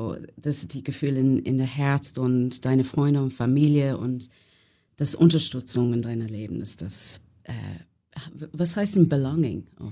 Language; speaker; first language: German; non-native, learner; English